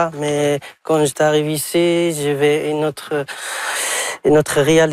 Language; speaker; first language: French; non-native, local second language; Arabic